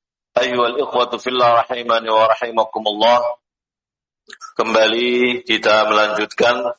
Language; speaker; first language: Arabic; non-native, fluent; Indonesian